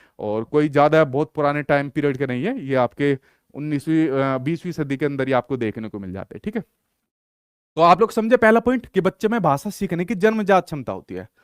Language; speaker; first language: Hindi; native; Hindi